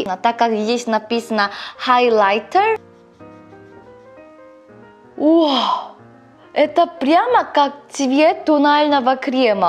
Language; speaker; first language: Russian; non-native, learner; Korean